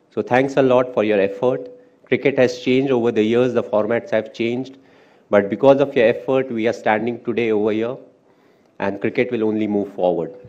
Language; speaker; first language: English; non-native, local second language; Hindi